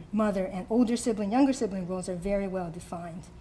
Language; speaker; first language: English; native; English